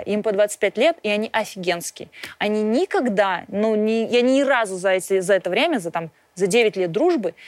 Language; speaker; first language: Russian; native; Russian